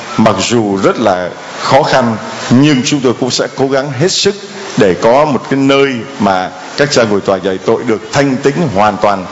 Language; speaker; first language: Vietnamese; native; Vietnamese